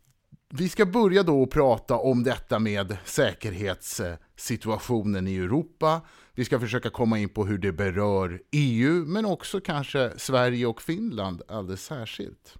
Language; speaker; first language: Swedish; native; Swedish